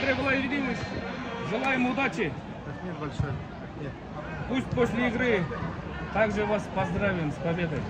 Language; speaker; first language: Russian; non-native, local second language; Kazakh